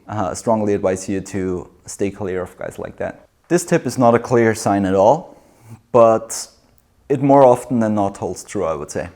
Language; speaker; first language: English; non-native, fluent; German